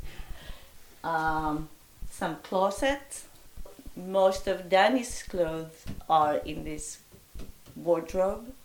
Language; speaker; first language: English; non-native, fluent; Spanish